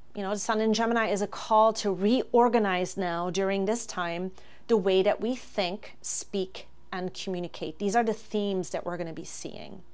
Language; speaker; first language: English; non-native, fluent; German